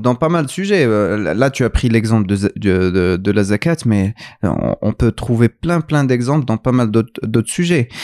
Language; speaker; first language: French; non-native, local second language; Arabic